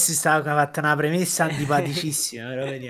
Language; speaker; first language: Italian; native; Italian